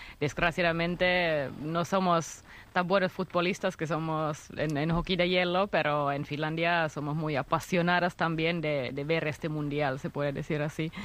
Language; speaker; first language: Spanish; non-native, fluent; Finnish